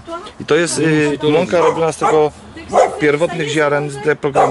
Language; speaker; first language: Polish; native; Polish